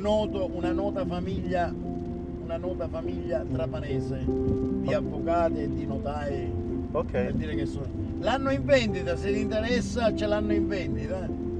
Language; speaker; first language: Italian; native; Italian